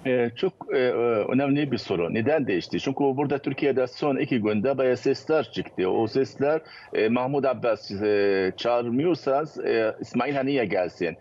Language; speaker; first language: Turkish; non-native, fluent; Arabic